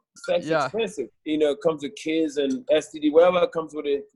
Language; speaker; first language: English; native; English